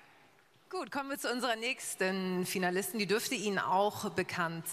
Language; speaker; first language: German; native; German